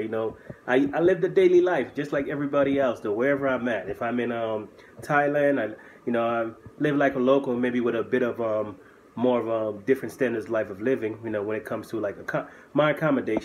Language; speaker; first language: English; native; English